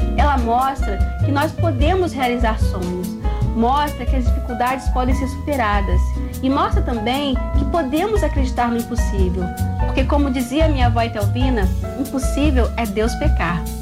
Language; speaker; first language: Portuguese; native; Portuguese